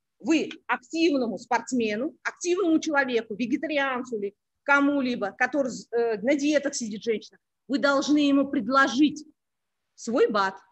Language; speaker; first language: Russian; non-native, local second language; Uzbek